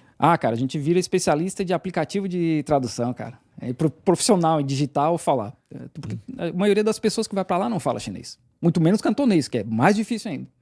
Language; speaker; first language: Portuguese; native; Portuguese